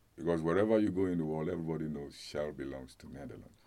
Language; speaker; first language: English; non-native, local second language; Yoruba